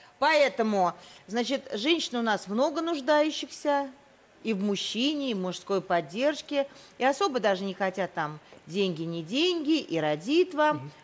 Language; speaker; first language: Russian; native; Russian